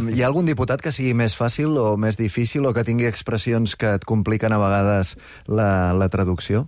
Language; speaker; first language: Catalan; native; Catalan